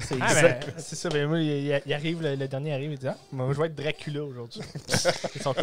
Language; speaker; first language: French; native; French